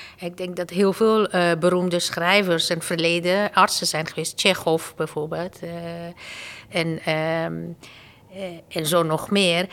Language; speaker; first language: Dutch; non-native, fluent; Persian